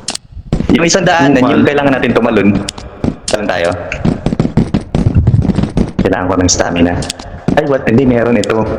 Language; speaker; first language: Filipino; native; Filipino